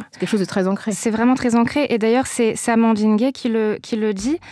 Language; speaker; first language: French; native; French